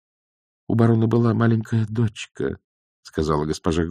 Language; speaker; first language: Russian; native; Russian